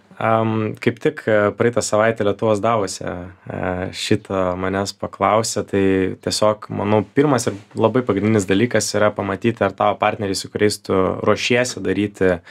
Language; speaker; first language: Lithuanian; native; Lithuanian